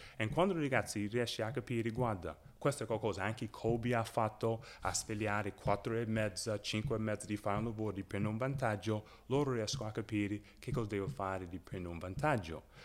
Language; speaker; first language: Italian; non-native, learner; English